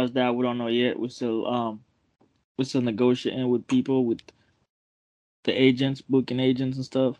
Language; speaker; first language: English; non-native, fluent; French